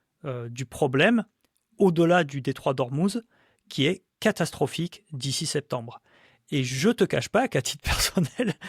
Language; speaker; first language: French; native; French